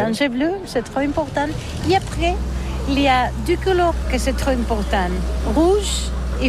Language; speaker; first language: French; non-native, learner; Catalan